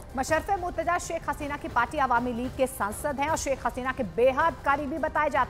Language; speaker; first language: Hindi; native; Hindi